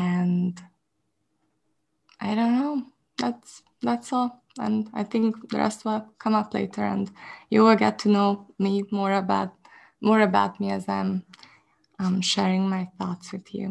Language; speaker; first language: English; non-native, fluent; Hungarian